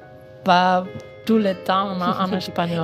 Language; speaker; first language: French; non-native, fluent; Spanish